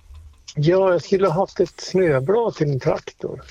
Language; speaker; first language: Swedish; native; Swedish